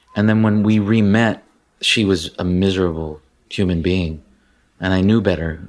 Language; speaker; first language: English; native; English